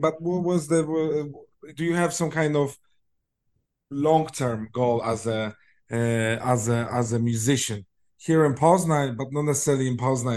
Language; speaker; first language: English; non-native, fluent; Polish